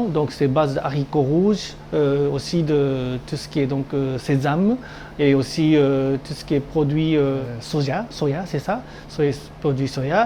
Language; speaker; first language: French; non-native, learner; Japanese